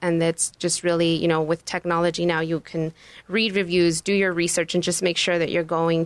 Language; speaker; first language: English; non-native, fluent; Spanish